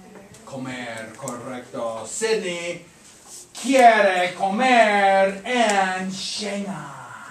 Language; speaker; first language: Spanish; non-native, fluent; English